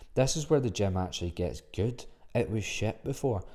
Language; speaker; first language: English; native; English